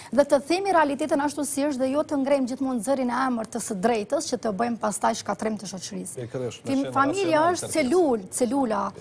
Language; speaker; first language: Albanian; native; Albanian